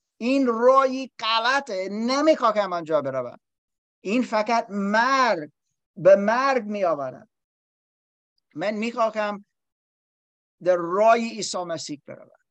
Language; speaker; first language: Persian; non-native, learner; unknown